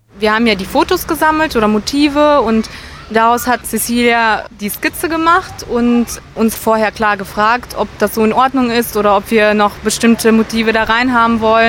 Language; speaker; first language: German; native; German